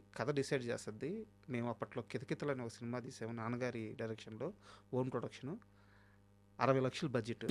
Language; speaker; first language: Telugu; native; Telugu